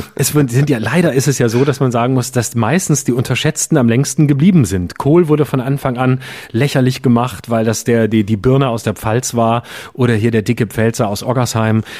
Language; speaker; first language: German; native; German